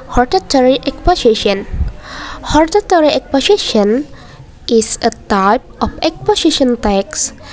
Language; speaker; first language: English; non-native, learner; Indonesian